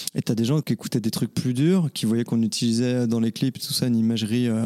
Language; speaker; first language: French; native; French